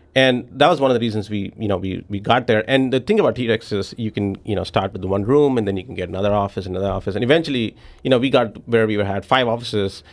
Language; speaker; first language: English; non-native, local second language; Hindi